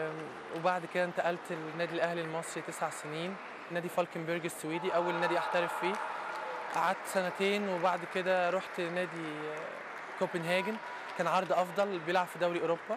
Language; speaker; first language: Arabic; native; Arabic